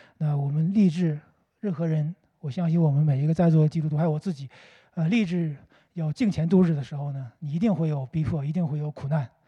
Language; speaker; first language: Chinese; native; Chinese